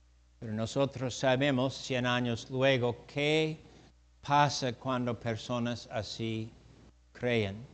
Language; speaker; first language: Spanish; non-native, fluent; English